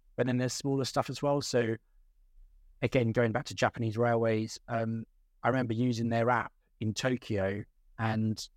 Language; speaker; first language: English; native; English